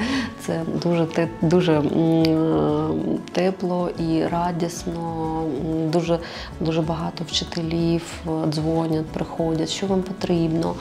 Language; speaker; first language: Ukrainian; non-native, local second language; Russian